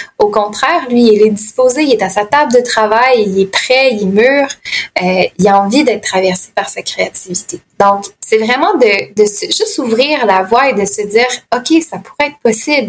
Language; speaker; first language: French; native; French